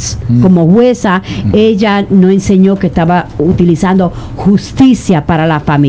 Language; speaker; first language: Spanish; native; Spanish